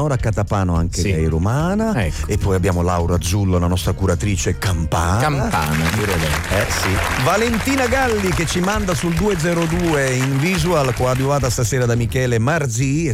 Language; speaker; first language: Italian; native; Italian